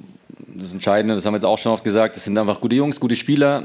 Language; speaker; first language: German; native; German